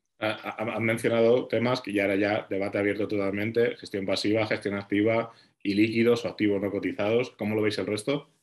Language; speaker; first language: Spanish; native; Spanish